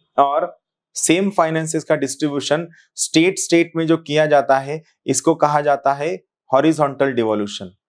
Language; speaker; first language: Hindi; non-native, local second language; Marathi